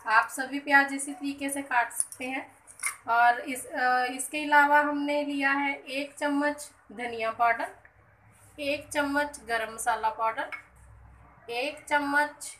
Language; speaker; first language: Hindi; non-native, local second language; Punjabi